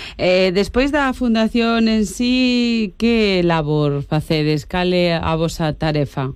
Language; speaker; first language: Galician; native; Galician